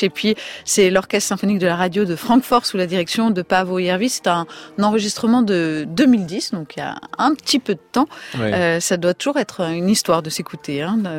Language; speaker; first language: French; native; French